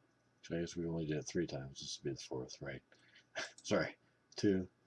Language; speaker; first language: English; native; English